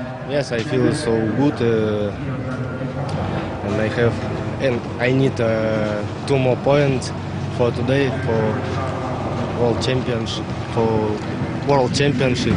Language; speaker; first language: English; non-native, learner; Russian